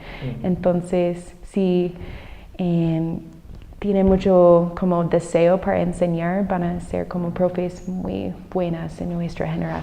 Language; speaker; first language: Spanish; non-native, fluent; English